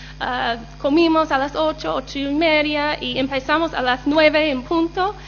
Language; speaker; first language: Spanish; non-native, learner; English